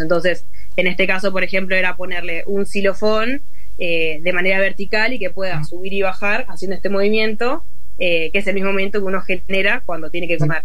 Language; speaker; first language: Spanish; native; Spanish